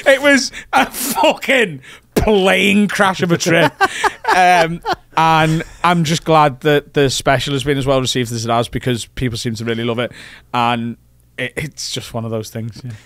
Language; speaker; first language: English; native; English